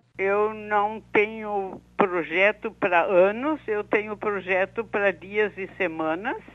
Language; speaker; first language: Portuguese; early bilingual, other home language; German